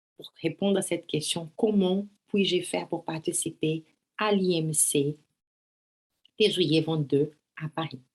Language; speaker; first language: French; non-native, fluent; Portuguese